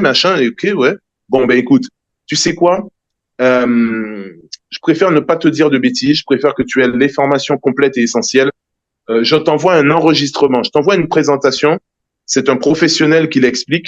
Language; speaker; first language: French; native; French